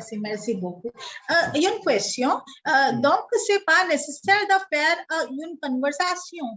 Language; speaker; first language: French; non-native, learner; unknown